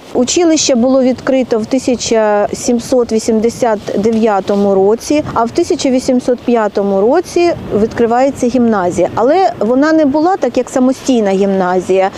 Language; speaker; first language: Ukrainian; native; Ukrainian